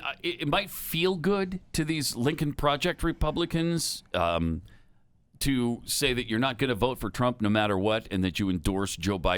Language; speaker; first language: English; native; English